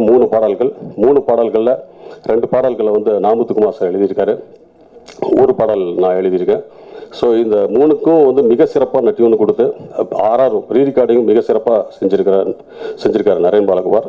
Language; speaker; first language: Tamil; native; Tamil